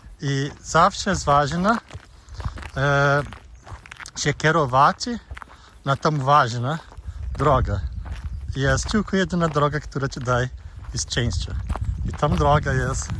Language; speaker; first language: Polish; non-native, learner; Portuguese